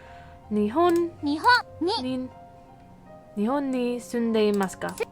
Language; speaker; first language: Japanese; non-native, learner; English